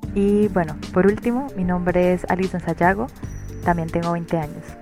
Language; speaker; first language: Spanish; native; Spanish